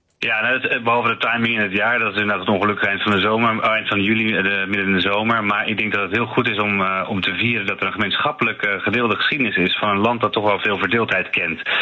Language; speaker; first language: Dutch; non-native, fluent; English